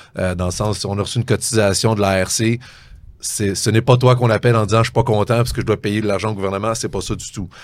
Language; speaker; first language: French; native; French